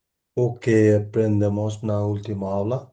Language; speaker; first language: Portuguese; non-native, fluent; Bangla